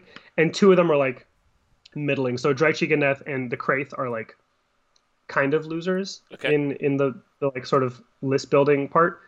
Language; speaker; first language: English; native; English